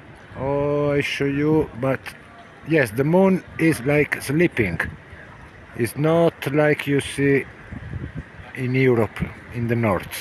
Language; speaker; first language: English; non-native, learner; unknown